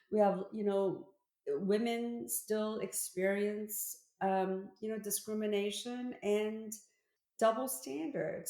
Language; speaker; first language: English; early bilingual, other home language; Korean